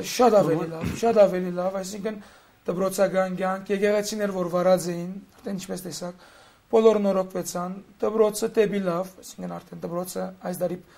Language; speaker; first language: Armenian; early bilingual, heritage; Armenian